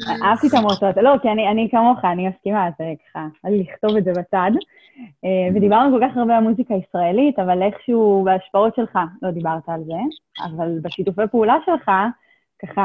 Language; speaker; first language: Hebrew; native; Hebrew